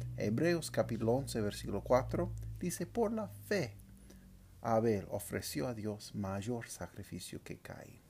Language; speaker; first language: Spanish; non-native, fluent; English